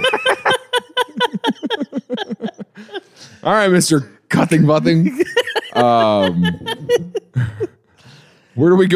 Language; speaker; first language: English; native; English